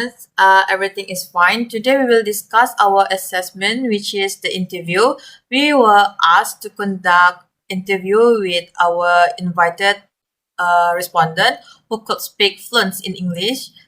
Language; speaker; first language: English; non-native, learner; Malay